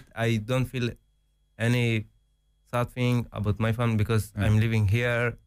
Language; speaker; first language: Dutch; non-native, learner; Persian